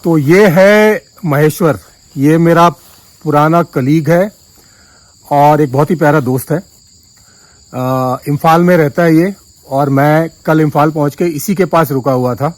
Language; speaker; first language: Hindi; native; Hindi